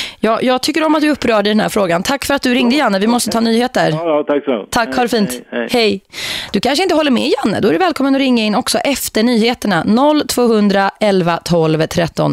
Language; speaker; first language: Swedish; native; Swedish